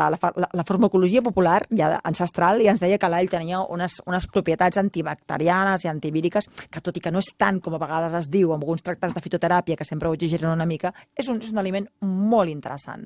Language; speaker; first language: Catalan; native; Catalan